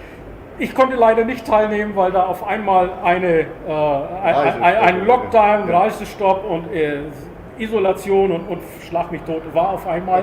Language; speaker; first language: German; non-native, fluent; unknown